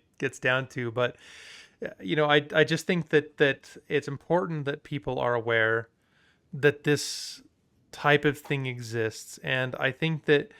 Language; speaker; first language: English; native; English